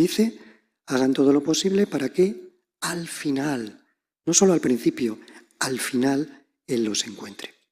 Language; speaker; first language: Spanish; native; Spanish